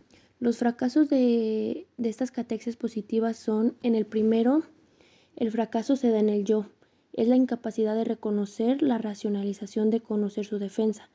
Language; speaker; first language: Spanish; native; Spanish